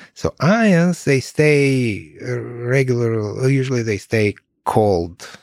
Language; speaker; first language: English; non-native, fluent; Ukrainian